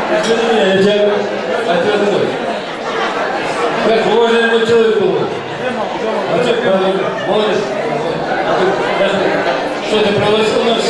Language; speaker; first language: Russian; non-native, local second language; Kazakh